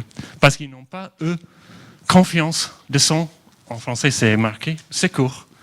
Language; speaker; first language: French; non-native, fluent; English